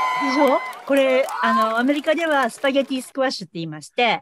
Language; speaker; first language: Japanese; native; Japanese